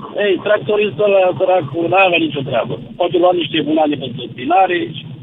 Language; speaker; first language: Romanian; native; Romanian